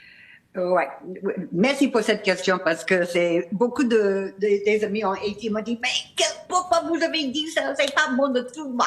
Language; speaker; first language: French; non-native, fluent; English